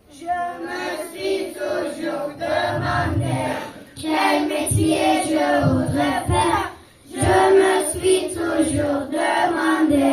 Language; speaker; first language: French; non-native, learner; Turkish